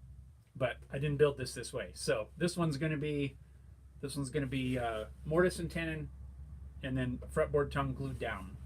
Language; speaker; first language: English; native; English